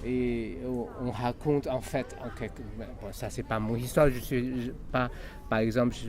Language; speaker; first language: French; non-native, fluent; Chinese